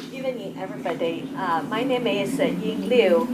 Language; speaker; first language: English; non-native, fluent; Chinese